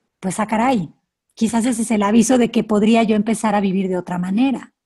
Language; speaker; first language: Spanish; native; Spanish